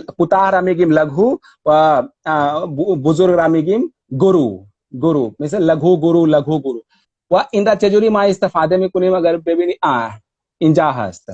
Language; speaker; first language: Persian; non-native, learner; Hindi